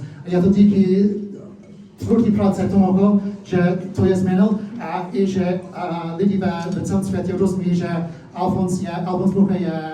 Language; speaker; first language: Czech; early bilingual, heritage; English